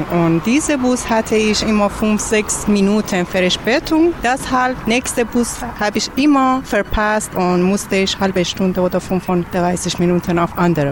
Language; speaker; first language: German; non-native, learner; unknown